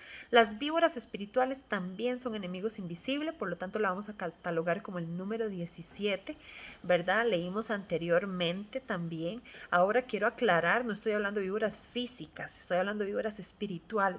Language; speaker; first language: Spanish; native; Spanish